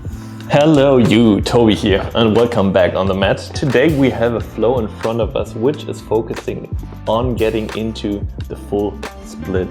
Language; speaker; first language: English; non-native, fluent; German